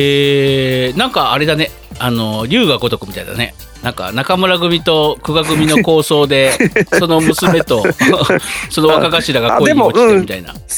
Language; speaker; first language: Japanese; native; Japanese